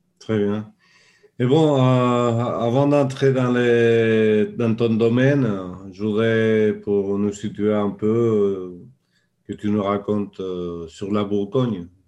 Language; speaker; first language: French; non-native, fluent; Spanish